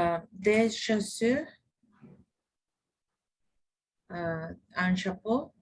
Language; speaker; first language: French; non-native, learner; Spanish